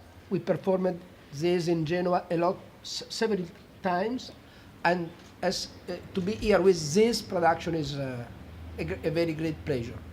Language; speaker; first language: English; non-native, fluent; Italian